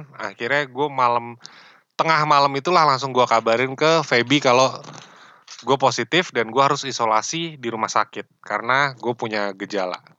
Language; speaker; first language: Indonesian; native; Indonesian